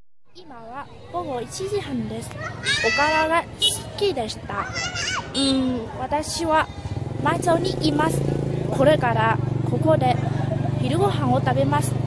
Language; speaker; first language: Japanese; non-native, learner; Vietnamese